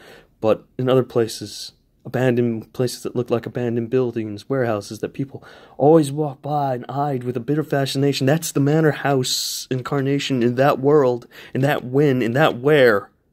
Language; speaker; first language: English; native; English